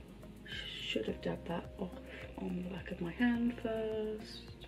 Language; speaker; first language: English; native; English